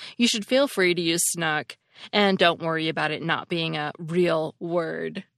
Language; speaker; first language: English; native; English